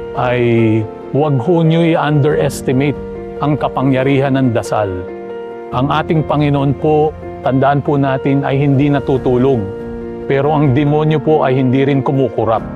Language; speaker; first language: Filipino; native; Filipino